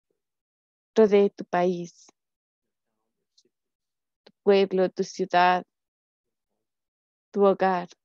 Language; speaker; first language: Spanish; native; Spanish